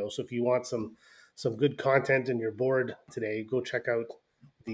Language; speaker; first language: English; native; English